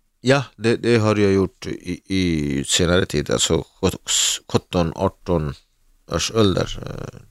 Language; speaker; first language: Swedish; non-native, learner; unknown